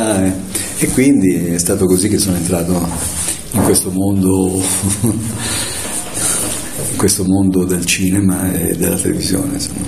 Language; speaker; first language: Italian; native; Italian